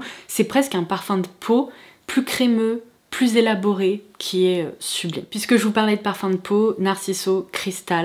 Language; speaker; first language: French; native; French